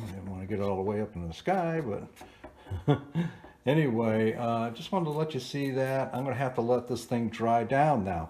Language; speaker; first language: English; native; English